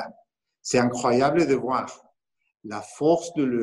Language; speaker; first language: French; non-native, learner; Spanish